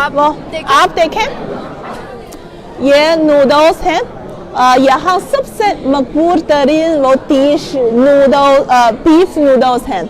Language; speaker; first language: Hindi; non-native, learner; Chinese